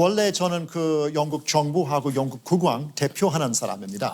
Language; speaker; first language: Korean; non-native, fluent; English